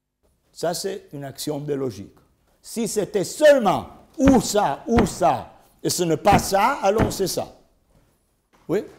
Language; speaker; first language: French; non-native, learner; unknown